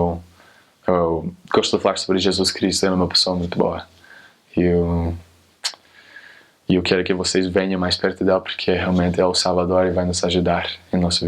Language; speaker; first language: Portuguese; non-native, fluent; English